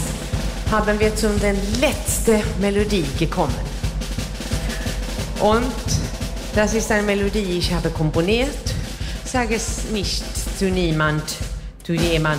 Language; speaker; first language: German; non-native, learner; Swedish